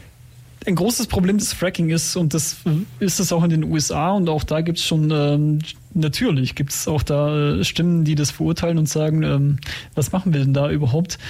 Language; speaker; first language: German; native; German